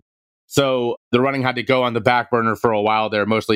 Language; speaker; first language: English; native; English